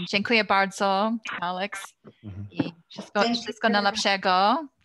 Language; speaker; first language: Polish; early bilingual, heritage; English